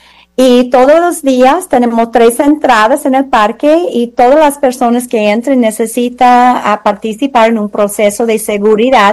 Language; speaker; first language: Spanish; non-native, fluent; English